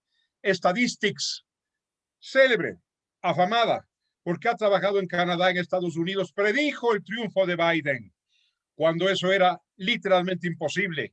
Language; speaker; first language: Spanish; native; Spanish